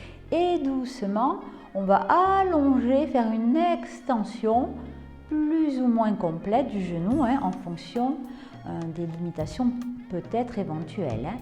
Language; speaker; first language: French; native; French